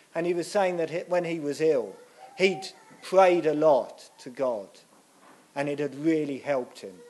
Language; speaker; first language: English; native; English